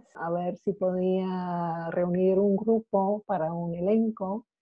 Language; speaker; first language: Spanish; non-native, fluent; English